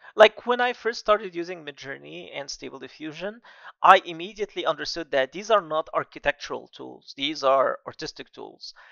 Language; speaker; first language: English; non-native, fluent; Arabic